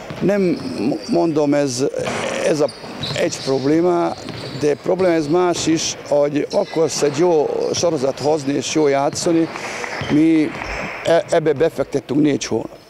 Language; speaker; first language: Hungarian; non-native, learner; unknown